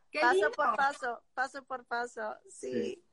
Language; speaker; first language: Spanish; non-native, learner; English